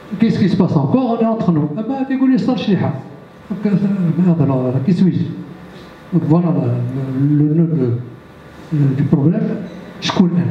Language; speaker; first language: French; non-native, local second language; Berber languages